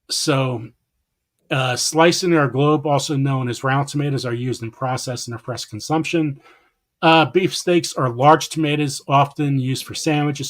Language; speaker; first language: English; native; English